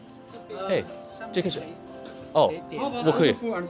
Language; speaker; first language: Chinese; non-native, learner; English